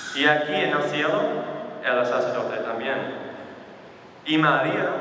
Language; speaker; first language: Spanish; non-native, fluent; English